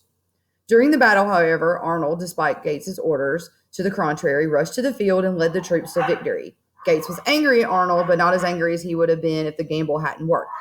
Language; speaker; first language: English; native; English